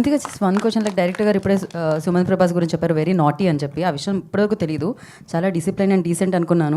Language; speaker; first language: Telugu; native; Telugu